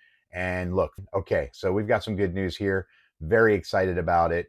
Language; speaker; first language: English; native; English